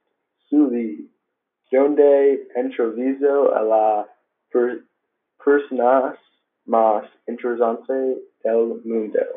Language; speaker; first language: Spanish; non-native, learner; English